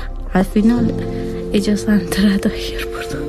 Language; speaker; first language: Spanish; non-native, learner; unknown